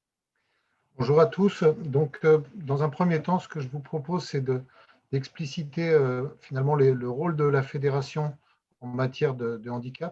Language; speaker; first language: French; native; French